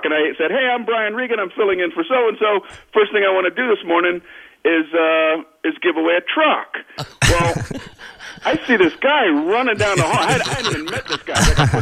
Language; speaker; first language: English; native; English